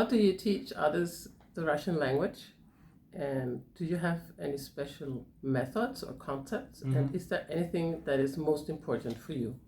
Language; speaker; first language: English; non-native, fluent; German